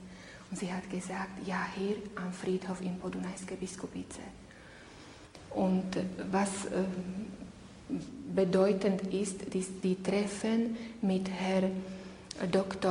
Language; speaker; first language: German; non-native, learner; Slovak